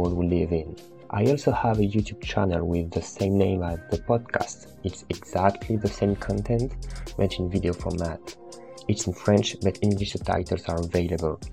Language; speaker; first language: English; non-native, fluent; French